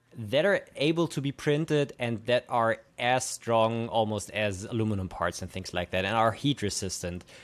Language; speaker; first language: English; non-native, fluent; German